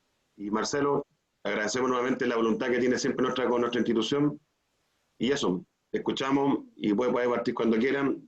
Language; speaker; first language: Spanish; native; Spanish